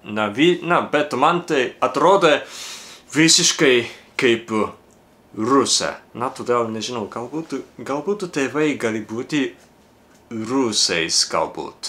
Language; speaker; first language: Lithuanian; non-native, fluent; Japanese